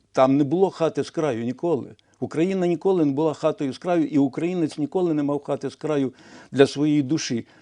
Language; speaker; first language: Ukrainian; non-native, local second language; Russian